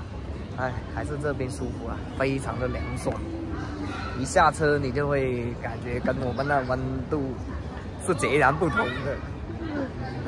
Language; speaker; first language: Chinese; native; Chinese